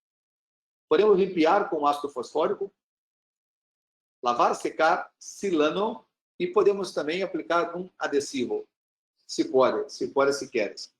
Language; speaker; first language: Spanish; non-native, learner; Portuguese